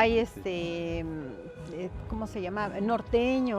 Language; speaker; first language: Spanish; native; Spanish